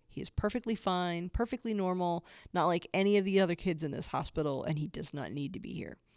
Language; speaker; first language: English; native; English